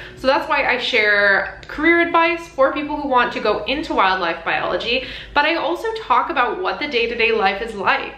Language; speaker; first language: English; native; English